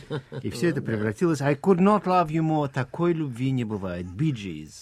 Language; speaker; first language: Russian; native; Russian